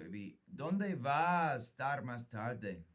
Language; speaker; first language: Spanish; non-native, fluent; English